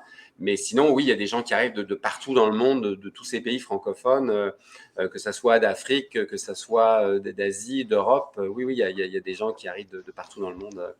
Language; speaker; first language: French; native; French